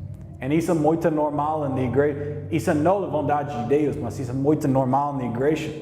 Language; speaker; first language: Portuguese; non-native, learner; English